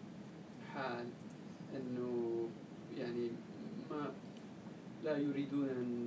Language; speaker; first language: Arabic; non-native, learner; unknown